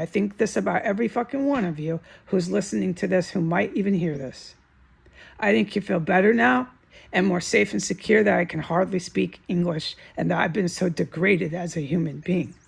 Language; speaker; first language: English; native; English